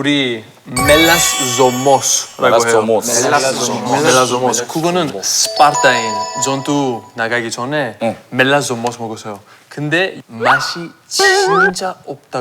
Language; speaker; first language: Korean; non-native, learner; Greek